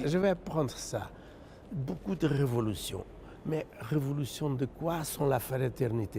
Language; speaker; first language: French; non-native, fluent; Portuguese